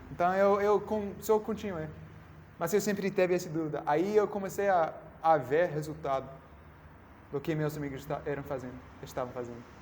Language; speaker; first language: Portuguese; non-native, learner; English